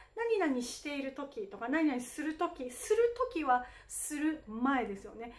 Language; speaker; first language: Japanese; native; Japanese